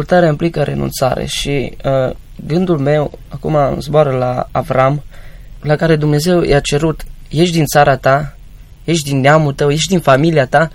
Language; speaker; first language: Romanian; native; Romanian